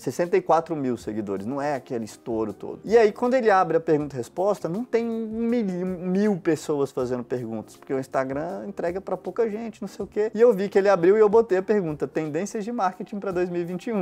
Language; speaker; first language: Portuguese; native; Portuguese